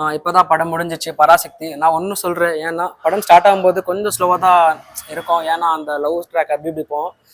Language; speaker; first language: Tamil; non-native, local second language; Telugu